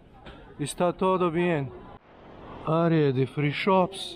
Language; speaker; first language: Spanish; non-native, fluent; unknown